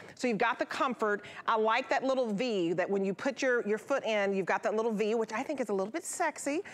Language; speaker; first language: English; native; English